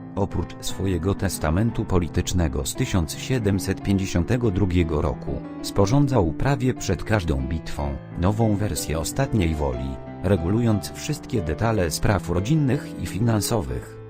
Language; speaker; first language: Polish; native; Polish